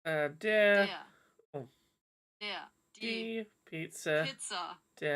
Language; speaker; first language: German; non-native, learner; English